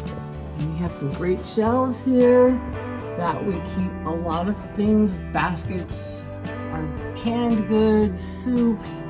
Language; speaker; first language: English; native; English